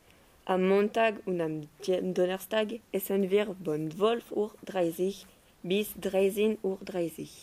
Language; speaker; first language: German; non-native, learner; French